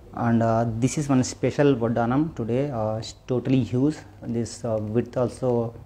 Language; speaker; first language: English; non-native, local second language; Telugu